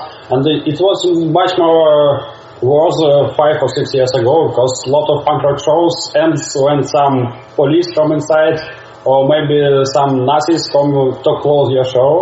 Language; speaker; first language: English; non-native, learner; Russian